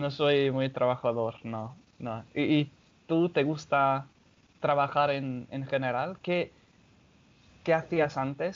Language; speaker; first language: Spanish; non-native, fluent; English